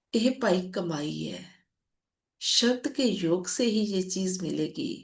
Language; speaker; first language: Hindi; non-native, local second language; Punjabi